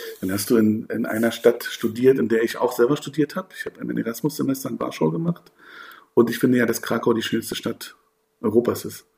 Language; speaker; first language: German; native; German